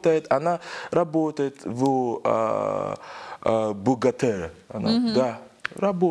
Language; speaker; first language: Russian; non-native, learner; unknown